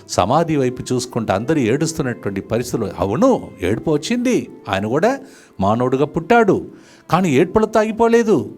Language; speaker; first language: Telugu; non-native, fluent; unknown